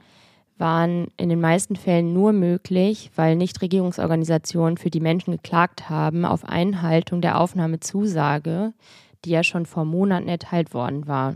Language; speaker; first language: German; native; German